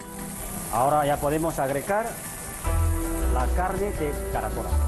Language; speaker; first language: Spanish; non-native, fluent; Chinese